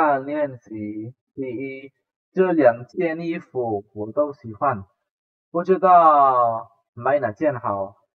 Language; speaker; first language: Chinese; non-native, fluent; Indonesian